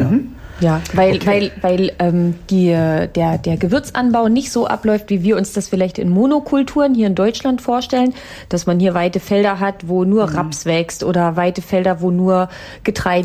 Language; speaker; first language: German; native; German